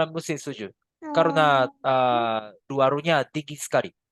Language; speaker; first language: Indonesian; non-native, learner; Japanese